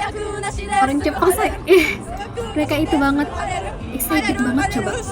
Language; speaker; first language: Indonesian; native; Indonesian